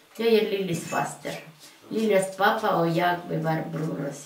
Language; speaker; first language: Swedish; early bilingual, heritage; Swedish